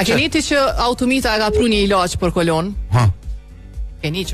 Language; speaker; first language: Albanian; native; Albanian